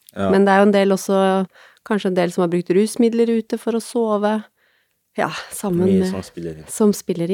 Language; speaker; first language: Norwegian; native; Norwegian